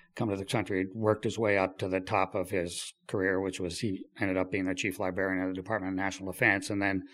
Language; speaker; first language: English; native; English